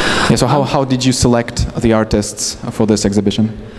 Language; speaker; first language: English; non-native, fluent; Ukrainian